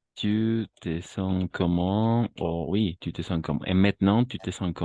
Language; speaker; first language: French; non-native, fluent; Spanish